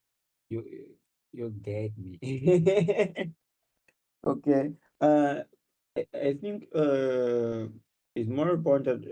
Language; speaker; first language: English; non-native, learner; Portuguese